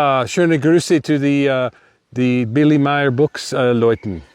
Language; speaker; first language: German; non-native, learner; English